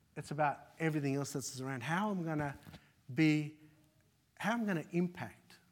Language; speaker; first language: English; early bilingual, other home language; Arabic